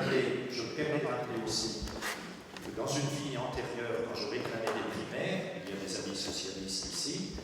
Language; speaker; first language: French; native; French